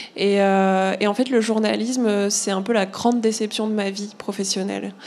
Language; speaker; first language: French; native; French